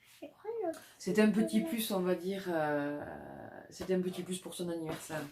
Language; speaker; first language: French; native; French